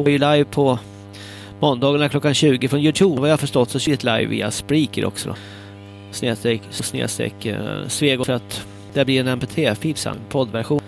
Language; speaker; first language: Swedish; native; Swedish